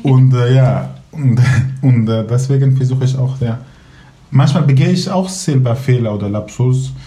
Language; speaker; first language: German; non-native, fluent; Kurdish